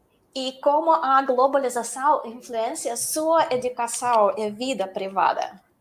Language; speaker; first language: Portuguese; non-native, learner; Russian